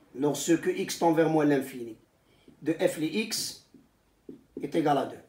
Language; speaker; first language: French; non-native, local second language; Arabic